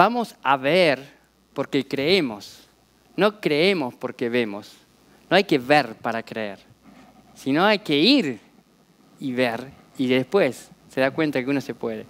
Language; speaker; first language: Spanish; native; Spanish